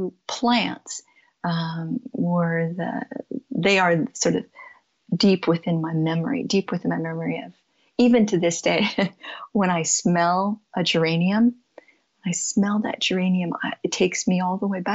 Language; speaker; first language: English; native; English